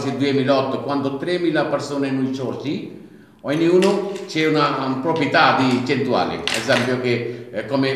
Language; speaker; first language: Italian; non-native, learner; Bangla